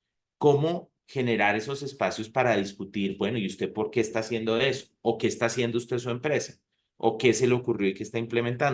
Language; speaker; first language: Spanish; native; Spanish